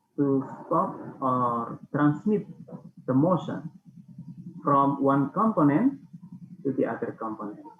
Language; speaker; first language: English; non-native, fluent; Indonesian